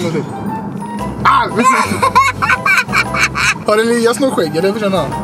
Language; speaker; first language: Swedish; native; Swedish